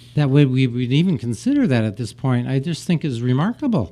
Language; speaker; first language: English; native; English